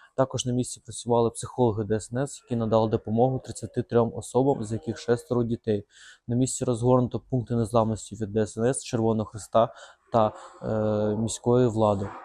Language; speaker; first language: Ukrainian; native; Ukrainian